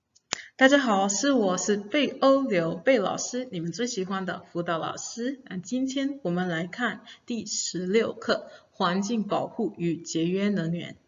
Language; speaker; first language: Chinese; non-native, fluent; English